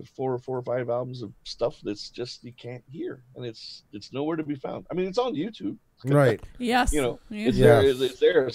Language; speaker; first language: English; native; English